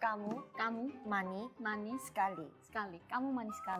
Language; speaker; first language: Indonesian; non-native, learner; Korean